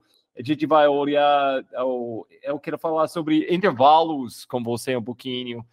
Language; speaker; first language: Portuguese; non-native, fluent; English